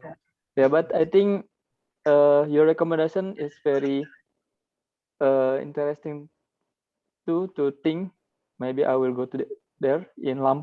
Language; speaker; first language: English; non-native, learner; Indonesian